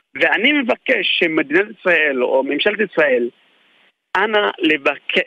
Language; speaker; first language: Hebrew; non-native, fluent; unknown